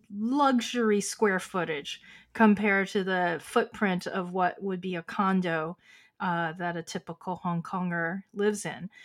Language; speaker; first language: English; early bilingual, other home language; Chinese